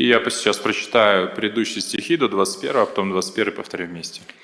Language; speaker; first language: Russian; native; Russian